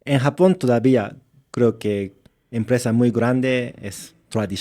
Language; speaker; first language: Spanish; non-native, learner; Japanese